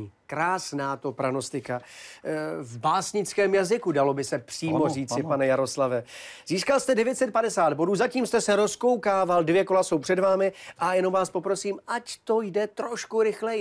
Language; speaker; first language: Czech; native; Czech